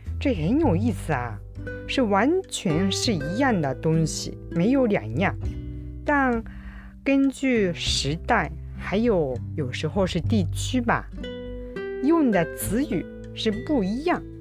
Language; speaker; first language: Chinese; non-native, fluent; Japanese